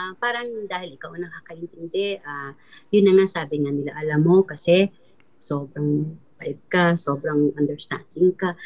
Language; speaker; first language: Filipino; non-native, local second language; Cebuano